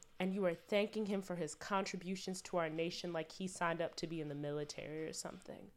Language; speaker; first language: English; native; English